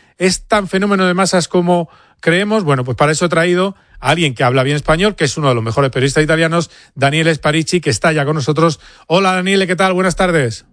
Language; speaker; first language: Spanish; native; Spanish